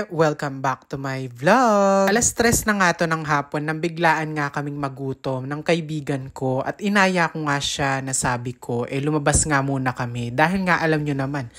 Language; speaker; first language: Filipino; non-native, local second language; Pampanga